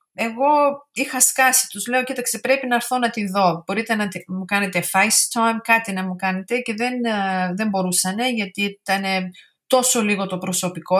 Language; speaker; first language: Greek; early bilingual, heritage; Greek